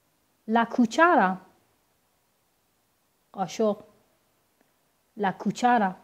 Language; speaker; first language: Spanish; non-native, fluent; Persian